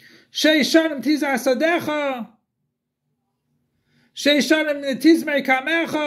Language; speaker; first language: Hebrew; non-native, fluent; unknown